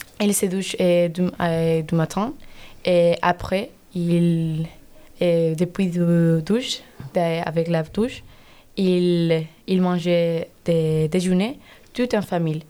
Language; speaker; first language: French; non-native, learner; Spanish